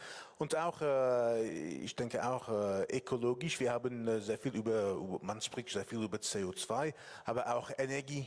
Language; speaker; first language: German; non-native, learner; English